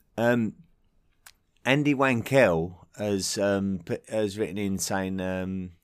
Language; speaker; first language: English; native; English